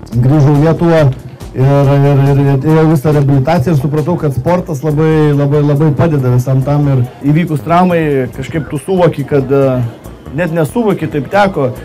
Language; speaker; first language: Lithuanian; native; Lithuanian